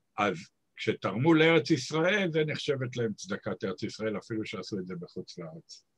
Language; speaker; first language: Hebrew; native; Hebrew